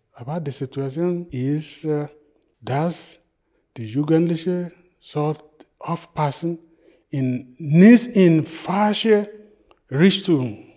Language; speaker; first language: German; non-native, fluent; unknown